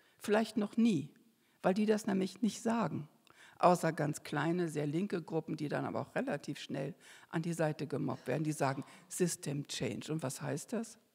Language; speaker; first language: German; native; German